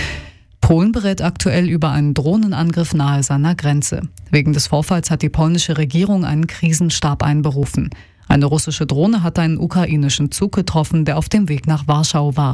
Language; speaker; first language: German; native; German